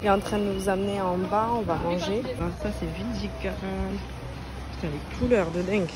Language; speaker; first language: French; native; French